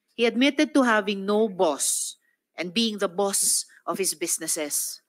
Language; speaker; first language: English; non-native, local second language; Filipino